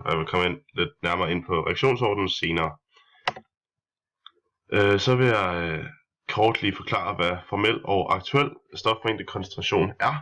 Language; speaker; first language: Danish; native; Danish